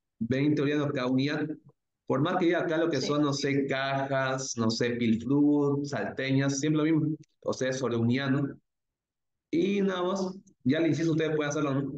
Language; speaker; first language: Spanish; native; Spanish